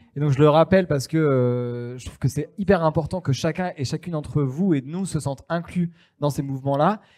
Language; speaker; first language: French; native; French